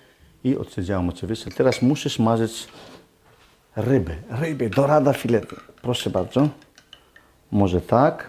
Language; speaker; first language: Polish; non-native, learner; Greek